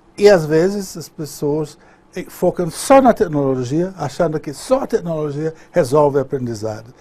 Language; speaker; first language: Portuguese; non-native, fluent; English